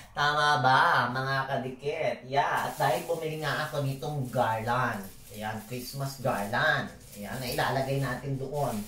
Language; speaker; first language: Filipino; native; Filipino